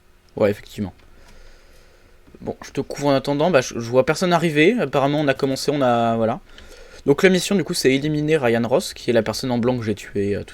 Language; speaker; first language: French; native; French